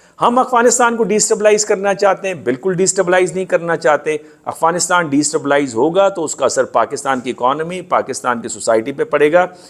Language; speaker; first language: Urdu; non-native, local second language; Sindhi